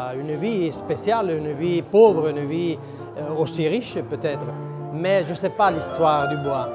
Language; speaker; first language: French; non-native, local second language; Italian